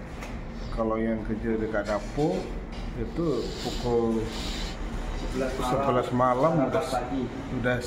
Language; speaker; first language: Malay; non-native, local second language; Sasak